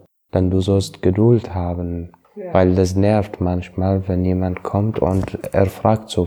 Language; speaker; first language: German; non-native, learner; Arabic